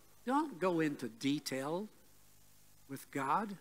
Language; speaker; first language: English; native; English